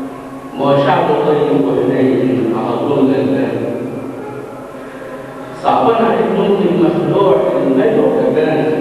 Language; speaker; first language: Arabic; native; Arabic